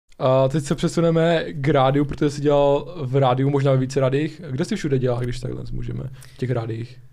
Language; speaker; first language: Czech; early bilingual, other home language; Slovak